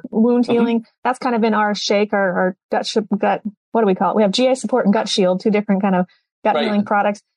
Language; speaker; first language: English; native; English